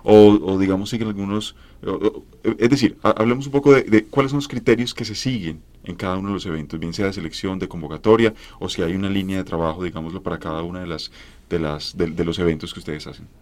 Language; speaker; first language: Spanish; native; Spanish